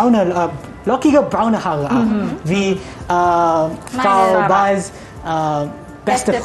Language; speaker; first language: German; non-native, learner; Malay